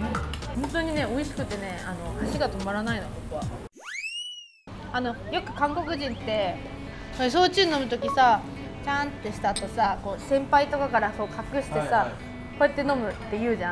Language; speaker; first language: Japanese; native; Japanese